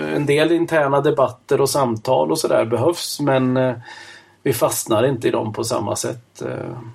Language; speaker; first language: Swedish; native; Swedish